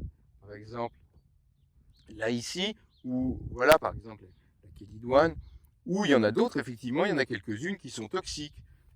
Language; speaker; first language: French; native; French